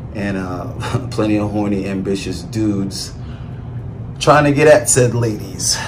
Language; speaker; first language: English; native; English